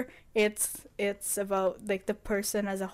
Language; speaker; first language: English; non-native, local second language; Filipino